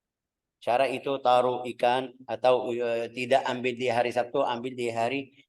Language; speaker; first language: Indonesian; non-native, fluent; Arabic